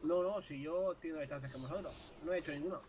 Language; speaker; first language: Spanish; native; Spanish